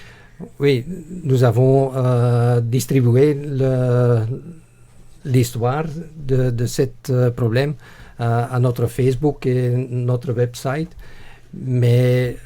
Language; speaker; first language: French; non-native, local second language; Dutch